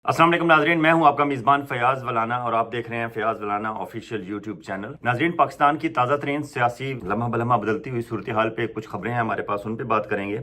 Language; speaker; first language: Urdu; non-native, local second language; Punjabi